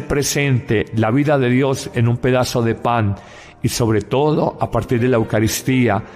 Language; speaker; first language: Spanish; native; Spanish